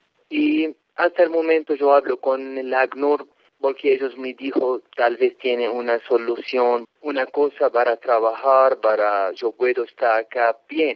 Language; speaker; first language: Spanish; non-native, learner; Arabic